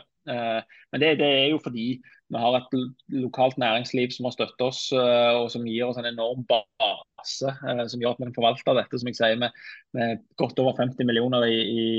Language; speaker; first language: Norwegian; native; Norwegian